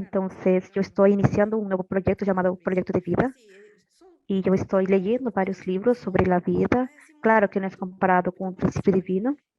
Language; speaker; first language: Spanish; non-native, learner; Portuguese